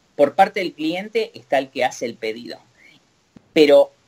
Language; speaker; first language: Spanish; native; Spanish